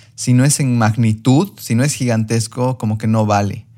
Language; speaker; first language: Spanish; native; Spanish